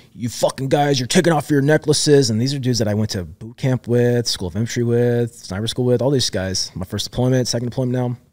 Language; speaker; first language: English; native; English